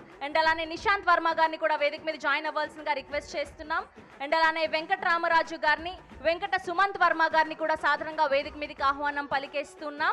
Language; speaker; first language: Telugu; native; Telugu